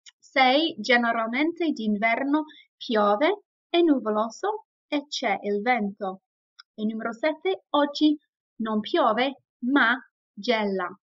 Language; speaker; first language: Italian; non-native, fluent; English